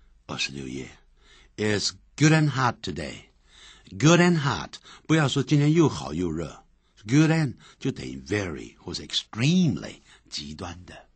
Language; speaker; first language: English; non-native, fluent; Chinese